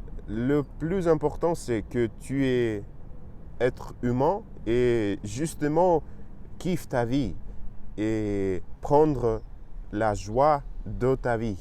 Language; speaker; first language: French; non-native, learner; Russian